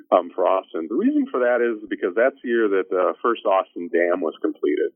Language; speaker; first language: English; native; English